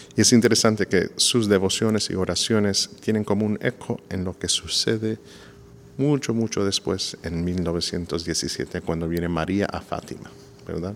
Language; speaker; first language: Spanish; non-native, fluent; English